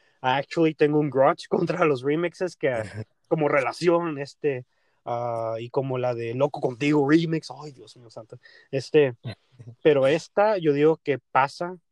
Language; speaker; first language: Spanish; early bilingual, heritage; Spanish